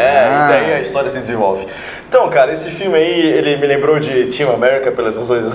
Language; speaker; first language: Portuguese; native; Portuguese